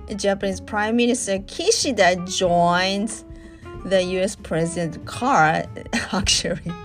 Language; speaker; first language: English; non-native, learner; Japanese